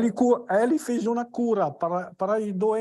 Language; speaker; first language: Portuguese; non-native, learner; Italian